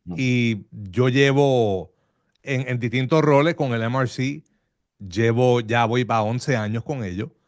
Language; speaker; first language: Spanish; early bilingual, heritage; Spanish